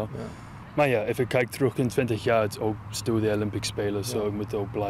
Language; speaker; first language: Dutch; non-native, learner; English